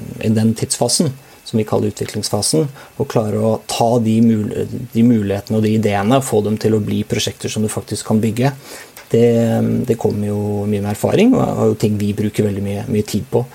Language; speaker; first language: Norwegian; native; Norwegian